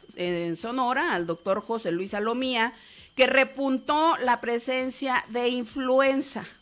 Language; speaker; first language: Spanish; native; Spanish